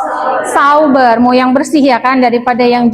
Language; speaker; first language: Indonesian; native; Indonesian